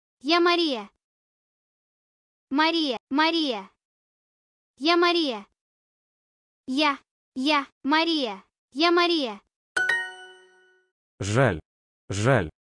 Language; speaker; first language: Russian; non-native, learner; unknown